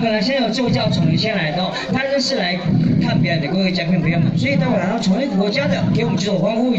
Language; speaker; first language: Chinese; native; Chinese